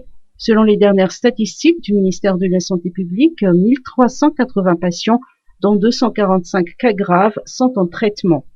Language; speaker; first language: French; non-native, local second language; Malagasy